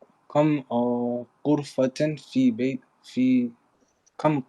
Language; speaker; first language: Arabic; non-native, learner; English